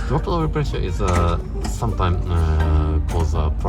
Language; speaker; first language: English; non-native, learner; Japanese